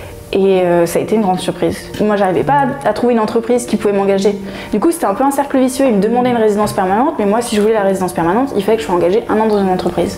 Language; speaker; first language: French; native; French